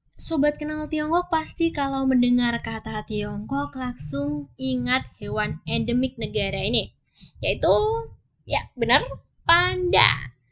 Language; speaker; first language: Indonesian; native; Indonesian